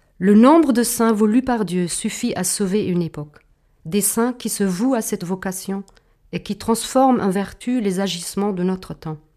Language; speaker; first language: French; non-native, fluent; German